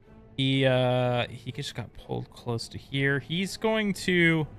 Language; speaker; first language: English; native; English